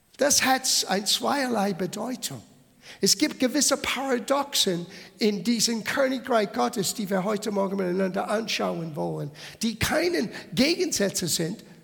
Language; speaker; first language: German; non-native, fluent; English